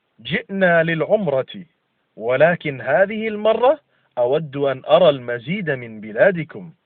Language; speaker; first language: Arabic; non-native, fluent; English